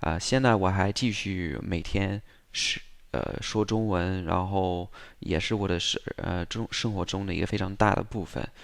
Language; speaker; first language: Chinese; non-native, fluent; English